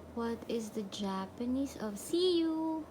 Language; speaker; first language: English; non-native, local second language; Filipino